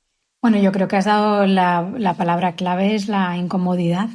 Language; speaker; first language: Spanish; native; Spanish